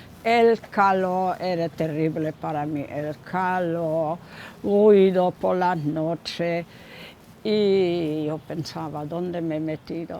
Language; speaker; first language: Spanish; non-native, fluent; German